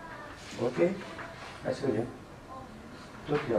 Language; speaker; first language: Russian; non-native, local second language; Romanian